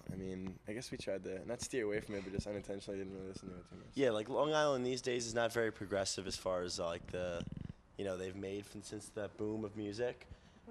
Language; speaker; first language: English; native; English